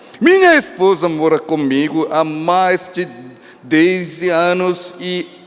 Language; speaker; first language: Portuguese; non-native, fluent; Korean